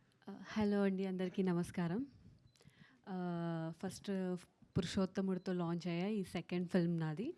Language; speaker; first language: Telugu; non-native, local second language; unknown